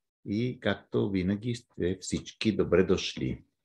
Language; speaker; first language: Bulgarian; non-native, fluent; Italian